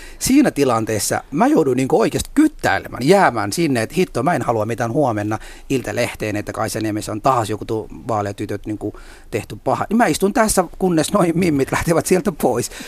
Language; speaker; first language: Finnish; non-native, fluent; Somali